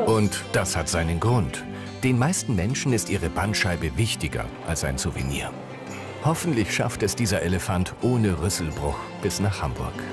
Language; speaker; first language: German; native; German